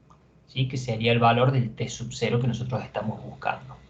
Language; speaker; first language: Spanish; native; Spanish